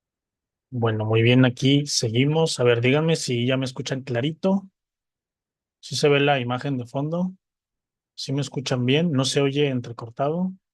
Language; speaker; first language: Spanish; native; Spanish